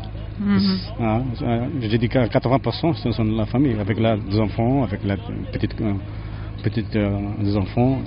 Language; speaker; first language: French; non-native, learner; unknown